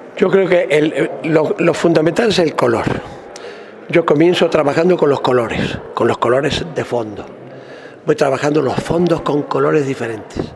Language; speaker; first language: Spanish; native; Spanish